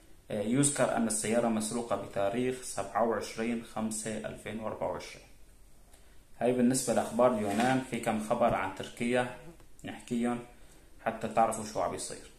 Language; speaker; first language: Arabic; native; Arabic